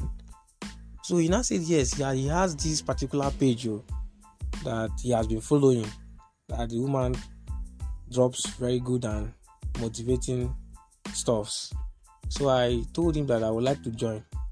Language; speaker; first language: English; non-native, local second language; Igbo